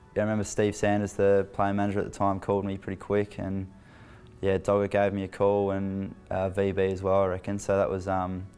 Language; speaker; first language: English; native; English